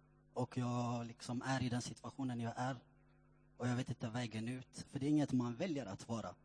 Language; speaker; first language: Swedish; non-native, fluent; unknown